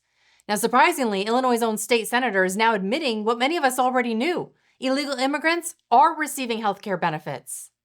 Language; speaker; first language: English; native; English